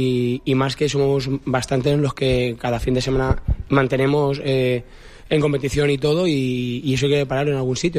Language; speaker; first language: Spanish; native; Spanish